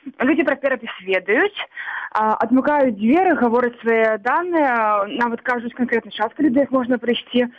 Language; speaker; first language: Belarusian; non-native, local second language; Russian